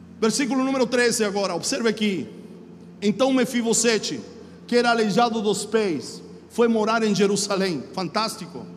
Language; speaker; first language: Portuguese; non-native, fluent; Spanish